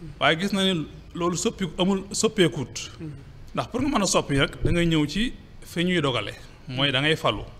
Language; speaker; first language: Wolof; native; Wolof